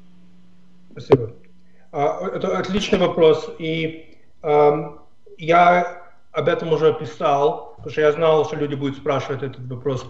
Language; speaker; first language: Russian; non-native, fluent; English